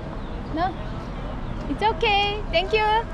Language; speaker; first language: English; non-native, learner; Korean